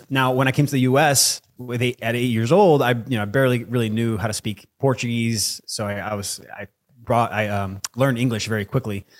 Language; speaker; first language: English; early bilingual, other home language; Portuguese